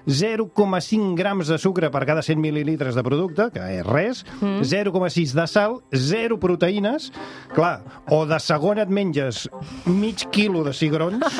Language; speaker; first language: Catalan; native; Catalan